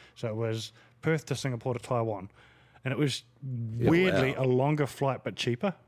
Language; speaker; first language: English; native; English